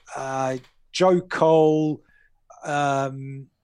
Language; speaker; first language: English; native; English